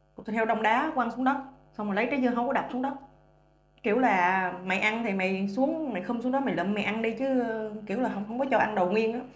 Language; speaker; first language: Vietnamese; native; Vietnamese